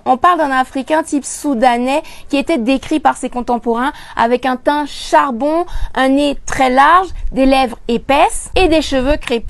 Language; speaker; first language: French; native; French